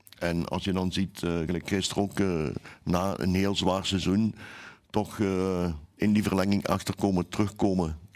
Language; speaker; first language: Dutch; native; Dutch